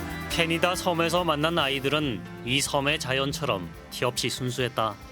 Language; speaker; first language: Korean; native; Korean